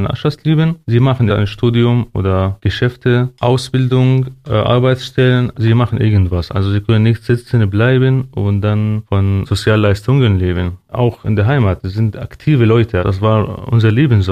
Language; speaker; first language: German; non-native, fluent; Arabic